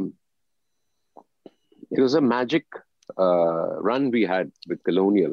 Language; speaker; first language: English; non-native, local second language; Tamil